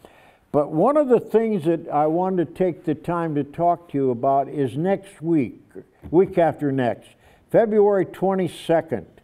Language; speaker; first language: English; native; English